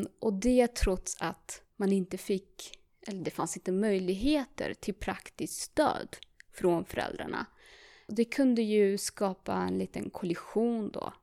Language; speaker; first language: Swedish; early bilingual, other home language; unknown